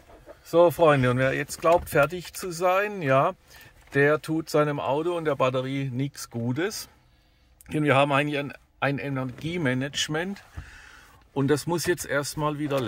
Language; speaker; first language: German; native; German